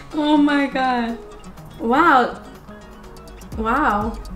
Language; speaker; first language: English; early bilingual, other home language; Spanish